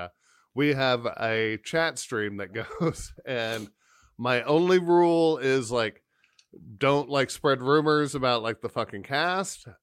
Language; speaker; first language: English; native; English